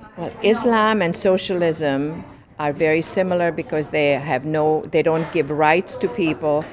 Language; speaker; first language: English; non-native, fluent; Hungarian